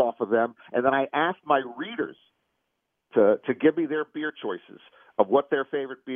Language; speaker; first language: English; native; English